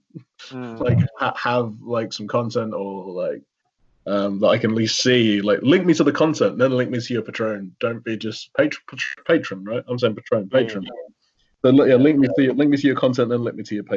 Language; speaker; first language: English; native; English